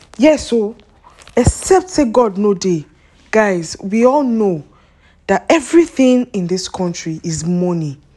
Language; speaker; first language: Nigerian Pidgin; non-native, local second language; Yoruba